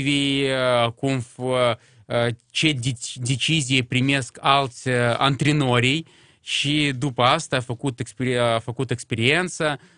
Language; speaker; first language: Romanian; non-native, local second language; Russian